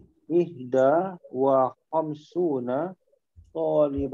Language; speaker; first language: Arabic; non-native, learner; Malay